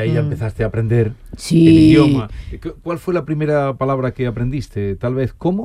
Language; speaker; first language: Spanish; native; Spanish